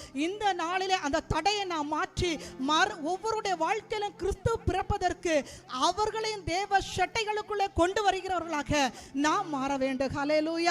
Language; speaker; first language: Tamil; native; Tamil